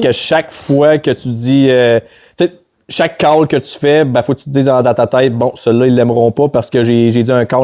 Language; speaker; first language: French; native; French